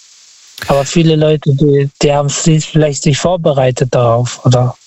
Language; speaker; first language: German; non-native, learner; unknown